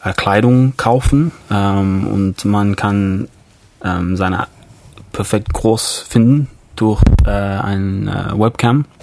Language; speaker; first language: German; non-native, fluent; English